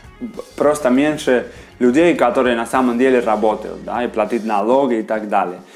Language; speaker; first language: Russian; non-native, fluent; Spanish